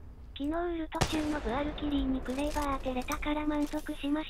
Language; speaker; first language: Japanese; non-native, learner; Indonesian